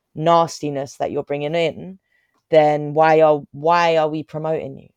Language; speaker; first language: English; native; English